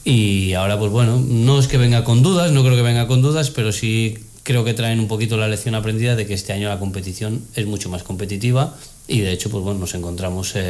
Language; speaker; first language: Spanish; native; Spanish